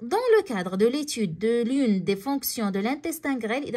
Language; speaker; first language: French; non-native, local second language; Arabic